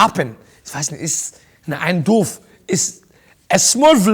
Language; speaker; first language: German; non-native, fluent; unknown